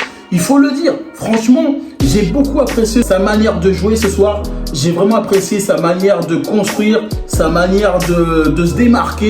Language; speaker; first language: French; native; French